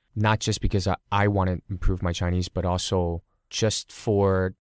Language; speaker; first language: English; early bilingual, other home language; Cantonese